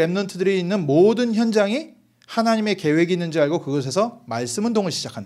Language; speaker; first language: Korean; native; Korean